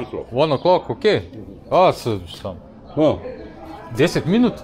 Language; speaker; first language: Russian; non-native, learner; Lithuanian